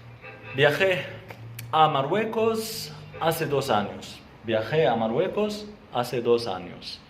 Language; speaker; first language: Spanish; non-native, fluent; Arabic